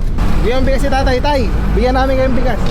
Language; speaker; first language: Filipino; native; Filipino